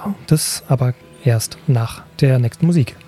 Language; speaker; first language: German; native; German